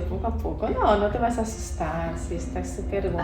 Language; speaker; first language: Spanish; native; Spanish